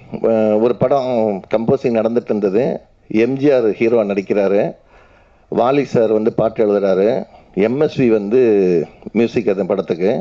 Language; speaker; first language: Tamil; native; Tamil